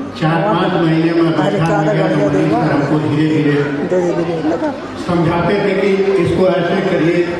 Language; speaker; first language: Hindi; native; Hindi